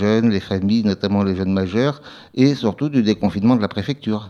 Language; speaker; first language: French; native; French